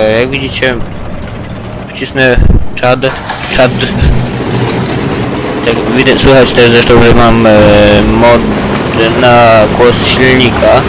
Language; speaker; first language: Polish; native; Polish